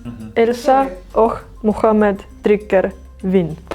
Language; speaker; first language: Swedish; non-native, learner; Estonian